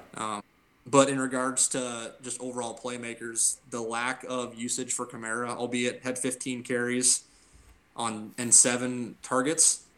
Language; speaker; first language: English; native; English